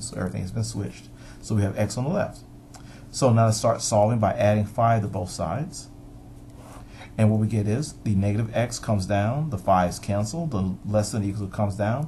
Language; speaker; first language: English; native; English